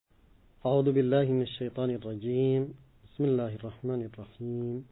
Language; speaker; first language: Arabic; native; Arabic